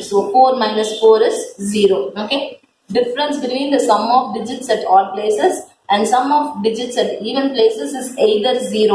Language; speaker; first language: English; non-native, local second language; Tamil